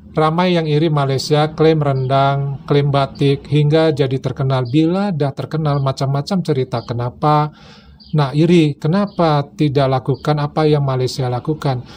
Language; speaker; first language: Indonesian; native; Indonesian